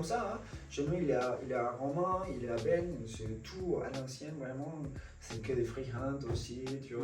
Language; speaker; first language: French; non-native, fluent; Spanish